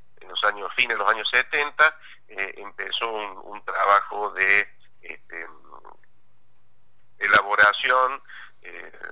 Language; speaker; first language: Spanish; native; Spanish